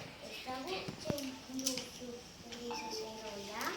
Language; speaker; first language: Basque; non-native, local second language; Spanish